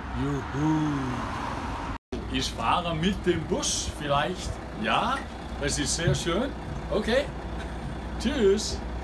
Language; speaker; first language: German; non-native, fluent; Danish